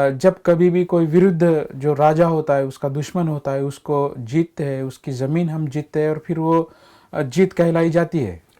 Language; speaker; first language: Hindi; non-native, local second language; Marathi